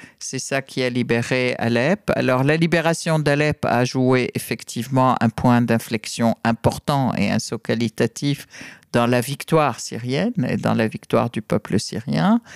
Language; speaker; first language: French; non-native, fluent; Arabic